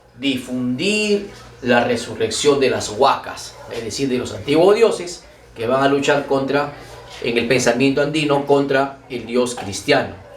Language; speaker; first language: Spanish; native; Spanish